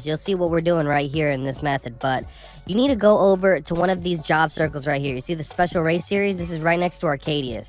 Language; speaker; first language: English; native; English